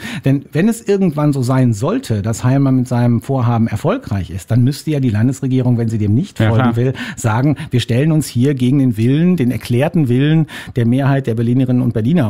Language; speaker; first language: German; native; German